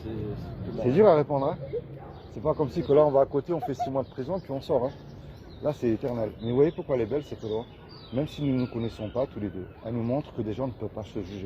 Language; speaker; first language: French; native; French